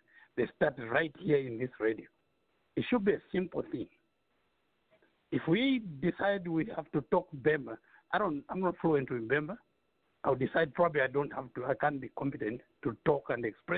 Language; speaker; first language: English; non-native, local second language; Nyanja